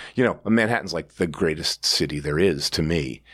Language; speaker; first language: English; native; English